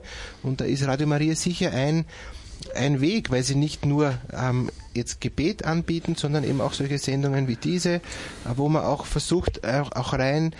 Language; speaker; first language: German; native; German